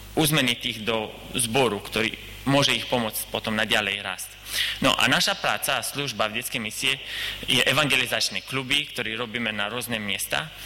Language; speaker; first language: Slovak; non-native, learner; Romanian